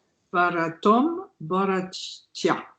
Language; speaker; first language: Hungarian; non-native, learner; French